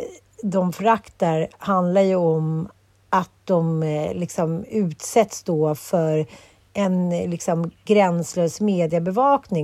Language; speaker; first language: Swedish; native; Swedish